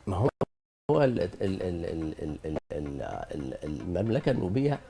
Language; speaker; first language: Egyptian Arabic; non-native, local second language; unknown